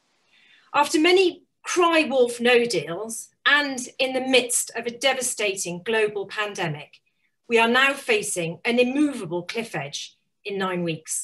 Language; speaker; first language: English; native; English